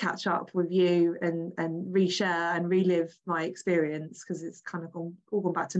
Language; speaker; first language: English; native; English